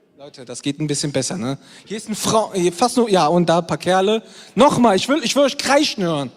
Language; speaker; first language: German; native; German